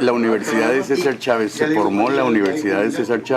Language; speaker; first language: Spanish; native; Spanish